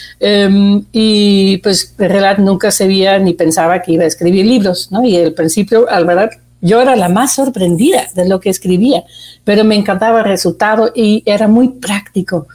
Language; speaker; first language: Spanish; non-native, fluent; Dutch